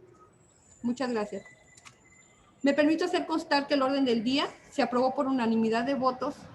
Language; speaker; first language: Spanish; native; Spanish